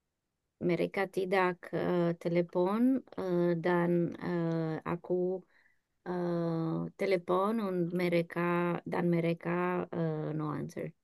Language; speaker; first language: Indonesian; non-native, learner; English